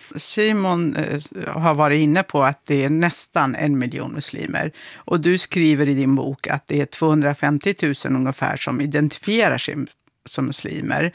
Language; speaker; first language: Swedish; non-native, fluent; Kurdish